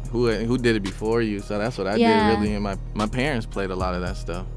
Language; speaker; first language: English; native; English